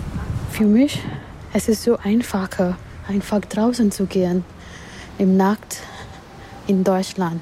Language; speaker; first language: German; non-native, learner; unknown